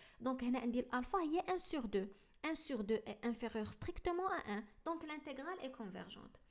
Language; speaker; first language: French; non-native, local second language; Arabic